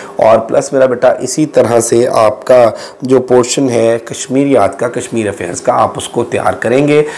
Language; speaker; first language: Urdu; non-native, local second language; Pahari-Potwari